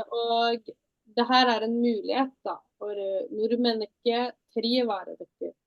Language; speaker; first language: Norwegian; early bilingual, other home language; Tamil